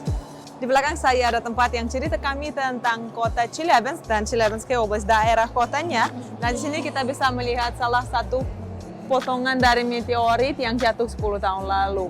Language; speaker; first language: Indonesian; non-native, fluent; Russian